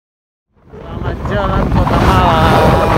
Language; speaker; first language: Indonesian; non-native, fluent; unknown